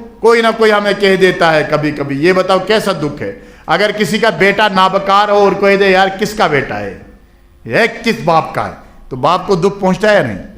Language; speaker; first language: Urdu; non-native, local second language; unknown